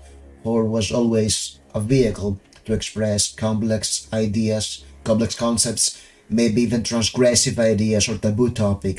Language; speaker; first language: English; non-native, fluent; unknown